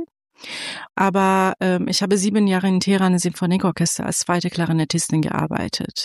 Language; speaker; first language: German; non-native, fluent; Persian